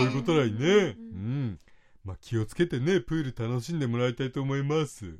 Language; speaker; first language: Japanese; native; Japanese